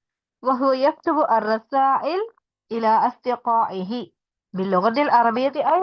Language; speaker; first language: Arabic; non-native, fluent; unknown